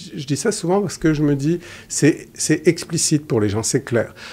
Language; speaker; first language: French; native; French